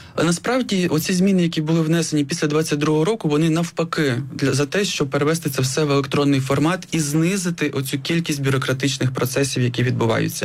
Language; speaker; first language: Ukrainian; native; Ukrainian